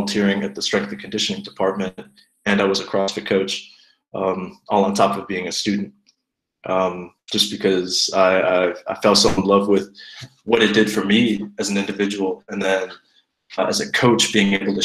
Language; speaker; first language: English; native; English